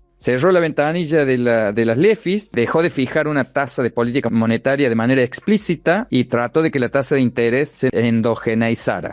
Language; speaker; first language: Spanish; native; Spanish